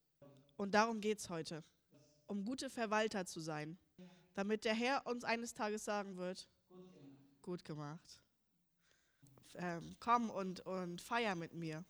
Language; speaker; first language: German; early bilingual, heritage; German